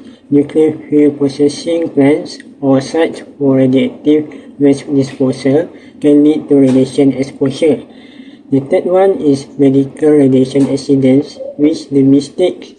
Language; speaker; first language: English; non-native, learner; Malay